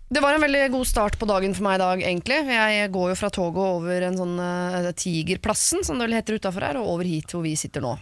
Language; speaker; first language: Norwegian; native; Norwegian